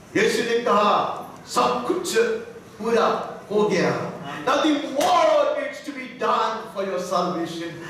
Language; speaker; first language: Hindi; non-native, local second language; Telugu